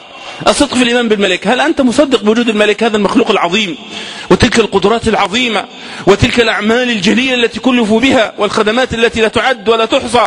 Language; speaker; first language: Arabic; native; Arabic